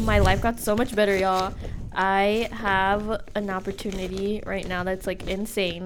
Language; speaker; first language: English; early bilingual, other home language; Spanish